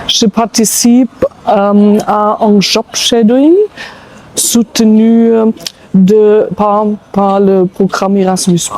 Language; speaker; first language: French; non-native, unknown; German